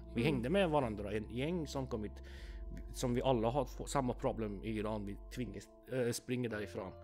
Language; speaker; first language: Swedish; non-native, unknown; Persian